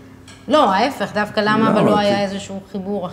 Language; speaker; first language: Hebrew; native; Hebrew